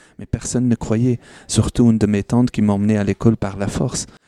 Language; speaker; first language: French; non-native, fluent; Persian